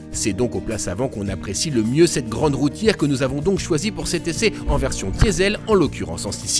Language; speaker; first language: French; native; French